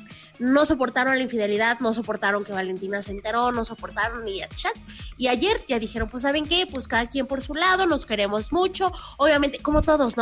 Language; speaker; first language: Spanish; native; Spanish